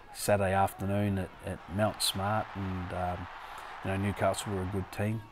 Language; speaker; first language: English; native; English